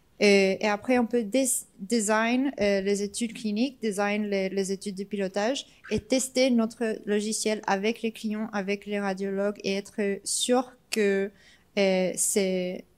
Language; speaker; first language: French; non-native, fluent; English